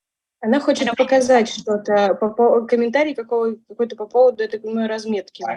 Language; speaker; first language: Russian; native; Russian